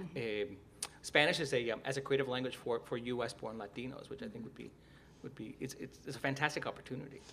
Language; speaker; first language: English; early bilingual, other home language; Spanish